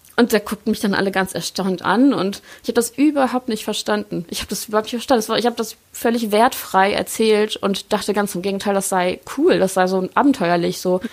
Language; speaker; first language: German; early bilingual, other home language; Polish